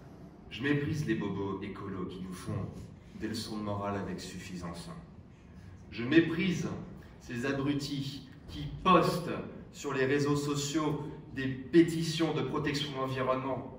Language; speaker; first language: French; native; French